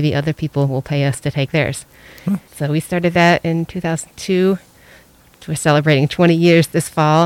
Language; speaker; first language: English; native; English